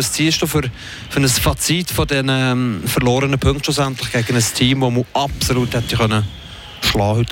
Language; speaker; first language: German; native; German